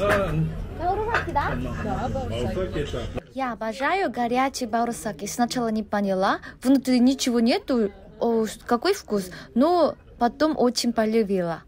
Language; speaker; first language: Russian; non-native, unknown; Korean